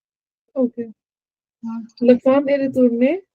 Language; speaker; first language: French; non-native, learner; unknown